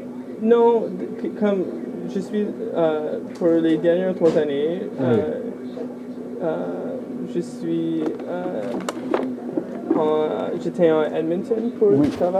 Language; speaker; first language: French; early bilingual, other home language; English